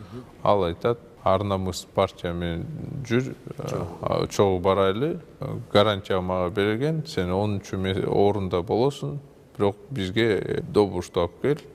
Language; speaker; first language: Kyrgyz; non-native, local second language; Russian